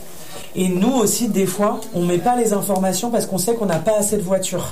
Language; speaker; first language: French; native; French